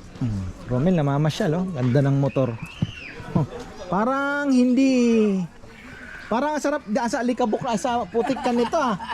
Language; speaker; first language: Filipino; native; Filipino